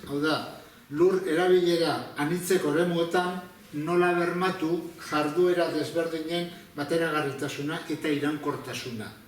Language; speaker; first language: Basque; native; Basque